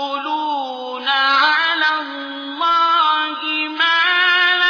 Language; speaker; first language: Arabic; native; Arabic